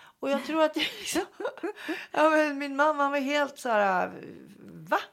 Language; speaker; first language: Swedish; native; Swedish